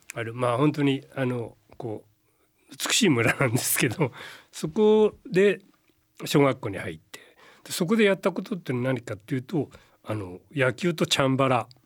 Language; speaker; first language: Japanese; native; Japanese